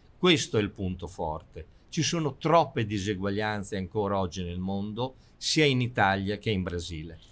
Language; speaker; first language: Italian; native; Italian